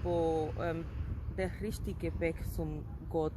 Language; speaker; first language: German; non-native, fluent; Spanish